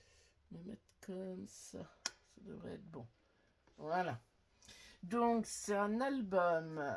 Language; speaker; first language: French; native; French